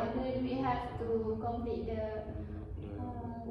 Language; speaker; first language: English; non-native, learner; Malay